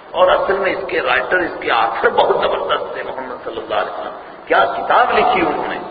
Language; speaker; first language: Urdu; non-native, local second language; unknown